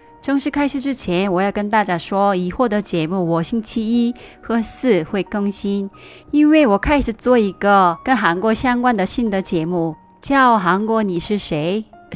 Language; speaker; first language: Chinese; non-native, fluent; Korean